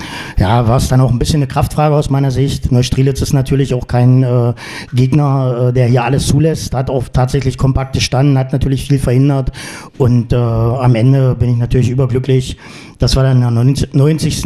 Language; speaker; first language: German; native; German